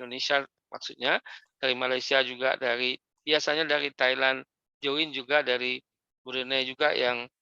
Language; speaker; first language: Malay; native; Malay